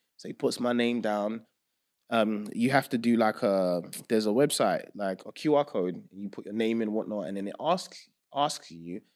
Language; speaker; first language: English; early bilingual, other home language; Yoruba